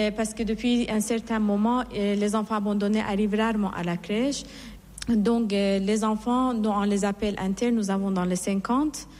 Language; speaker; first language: French; non-native, fluent; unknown